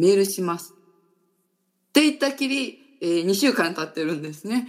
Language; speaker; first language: Japanese; native; Japanese